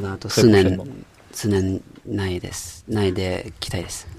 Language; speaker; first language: Japanese; non-native, learner; French